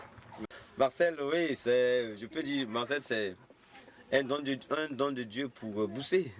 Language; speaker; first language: French; non-native, local second language; Mossi